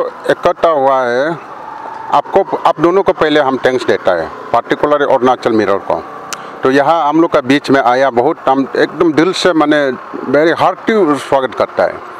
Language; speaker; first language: Hindi; non-native, local second language; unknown